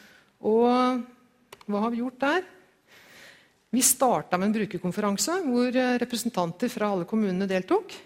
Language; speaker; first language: Norwegian; native; Norwegian